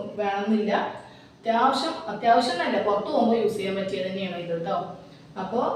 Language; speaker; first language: Malayalam; native; Malayalam